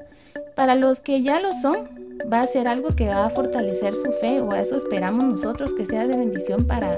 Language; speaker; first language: Spanish; native; Spanish